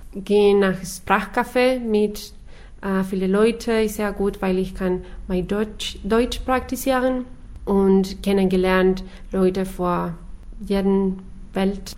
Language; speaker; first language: German; non-native, learner; Spanish